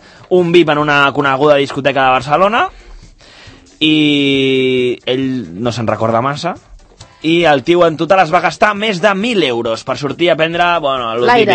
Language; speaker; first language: Catalan; native; Catalan